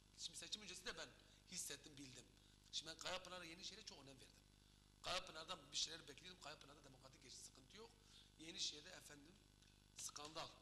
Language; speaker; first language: Turkish; non-native, local second language; Kurdish